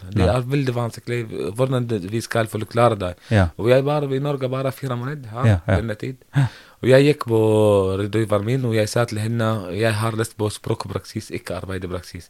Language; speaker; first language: Norwegian; non-native, learner; Arabic